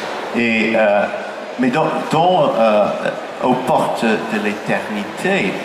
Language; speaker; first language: French; non-native, fluent; English